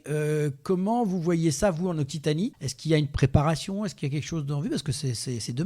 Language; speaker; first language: French; native; French